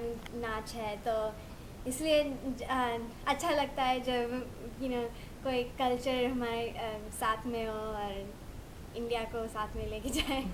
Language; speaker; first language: Hindi; early bilingual, heritage; Hindi